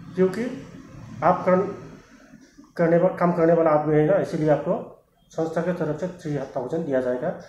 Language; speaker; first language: Hindi; non-native, local second language; Bodo